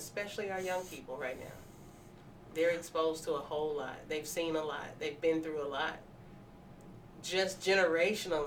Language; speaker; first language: English; native; English